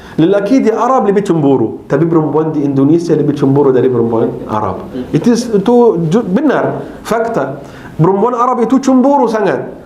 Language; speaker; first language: Malay; non-native, fluent; Arabic